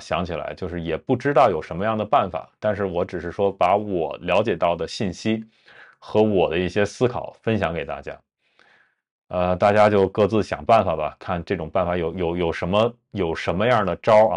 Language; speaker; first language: Chinese; native; Chinese